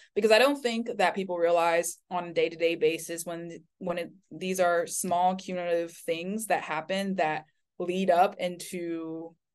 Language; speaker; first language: English; early bilingual, other home language; Chinese